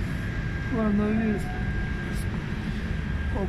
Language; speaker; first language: Italian; non-native, learner; Lithuanian